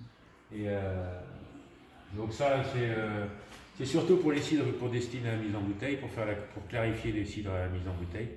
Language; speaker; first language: French; native; French